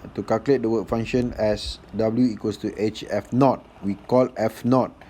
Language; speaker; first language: English; non-native, local second language; Malay